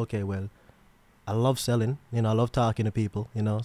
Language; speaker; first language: English; non-native, local second language; Jamaican Creole English